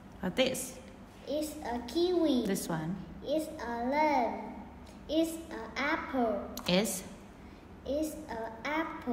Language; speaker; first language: English; non-native, learner; Vietnamese